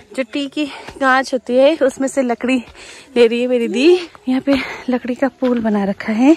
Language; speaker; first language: Hindi; non-native, local second language; Nepali